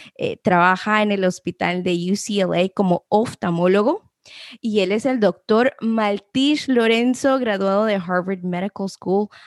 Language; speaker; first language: Spanish; early bilingual, heritage; Spanish